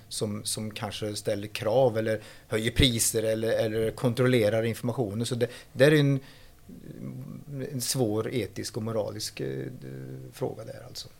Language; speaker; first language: Swedish; non-native, fluent; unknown